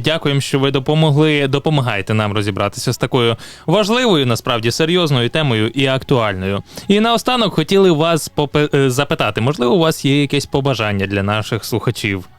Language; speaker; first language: Ukrainian; native; Ukrainian